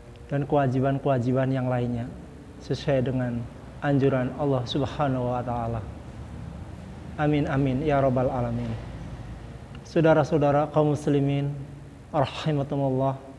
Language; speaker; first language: Indonesian; native; Indonesian